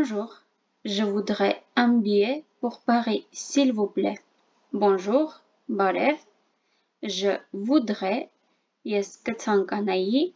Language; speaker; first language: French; non-native, fluent; Armenian